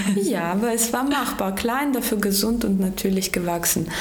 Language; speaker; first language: German; early bilingual, other home language; Georgian